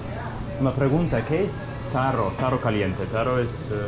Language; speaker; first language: Spanish; non-native, fluent; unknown